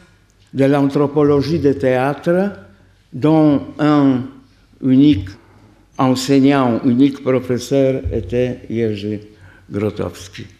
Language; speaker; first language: French; non-native, fluent; Polish